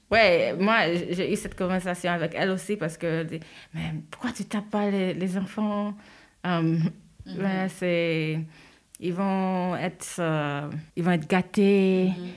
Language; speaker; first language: French; non-native, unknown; Haitian Creole